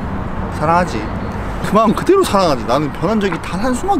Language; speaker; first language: Korean; native; Korean